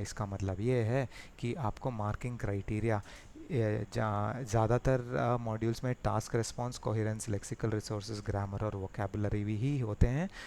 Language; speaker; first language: Hindi; native; Hindi